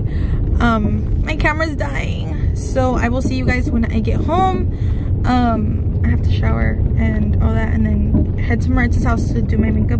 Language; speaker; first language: English; early bilingual, other home language; Spanish